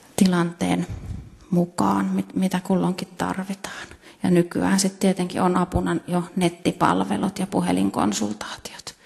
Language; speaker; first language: Finnish; native; Finnish